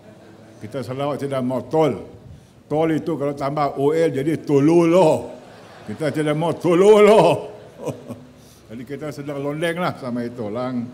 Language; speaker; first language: Malay; native; Malay